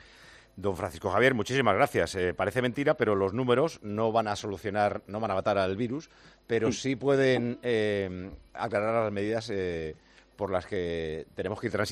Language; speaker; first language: Spanish; native; Spanish